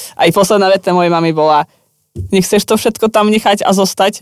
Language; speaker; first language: Slovak; non-native, fluent; Azerbaijani